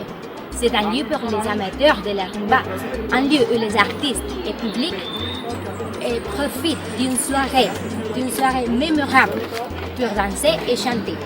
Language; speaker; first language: French; non-native, learner; Spanish